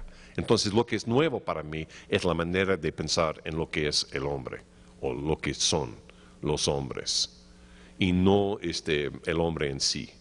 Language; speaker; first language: Spanish; non-native, fluent; English